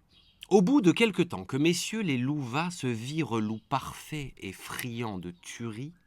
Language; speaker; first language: French; native; French